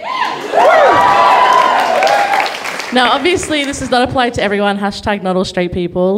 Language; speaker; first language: English; native; English